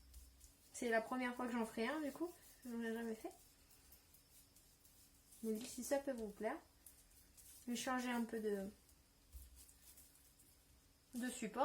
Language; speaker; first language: French; native; French